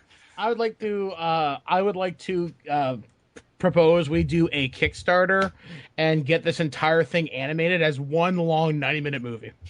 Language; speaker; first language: English; native; English